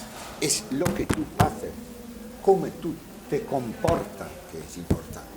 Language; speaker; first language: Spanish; non-native, learner; Italian